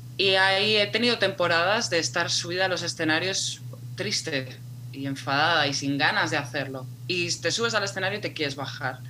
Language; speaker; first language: Spanish; native; Spanish